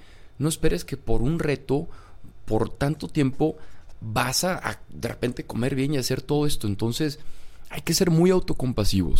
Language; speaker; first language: Spanish; native; Spanish